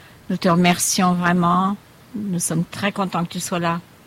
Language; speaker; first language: French; native; French